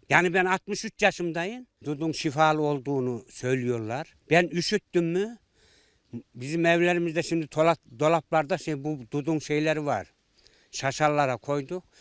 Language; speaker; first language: Turkish; native; Turkish